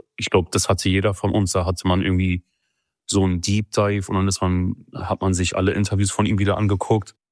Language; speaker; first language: German; early bilingual, other home language; Kurdish